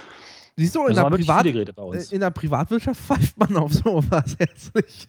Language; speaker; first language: German; native; German